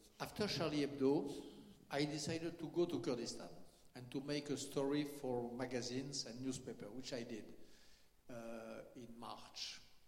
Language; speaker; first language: English; non-native, fluent; French